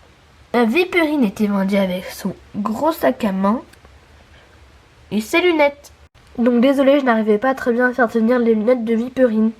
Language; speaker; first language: French; native; French